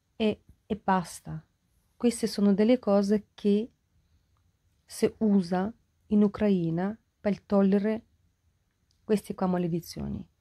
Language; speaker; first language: Italian; non-native, fluent; Ukrainian